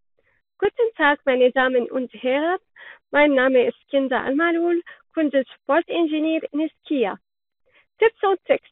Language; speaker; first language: German; non-native, learner; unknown